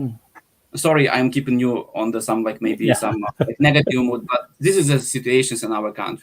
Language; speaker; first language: English; non-native, fluent; Ukrainian